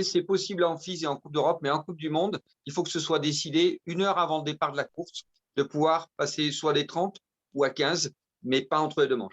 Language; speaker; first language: French; native; French